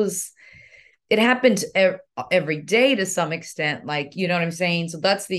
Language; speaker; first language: English; early bilingual, other home language; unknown